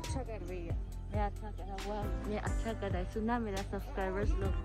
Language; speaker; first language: Hindi; non-native, local second language; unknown